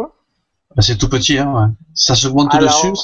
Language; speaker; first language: French; native; French